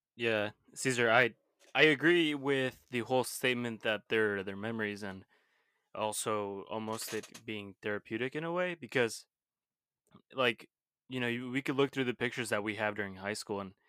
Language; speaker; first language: English; early bilingual, other home language; Spanish